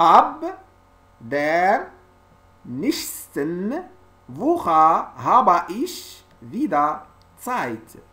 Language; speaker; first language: German; non-native, learner; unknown